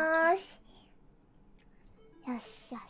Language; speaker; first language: Japanese; non-native, learner; Indonesian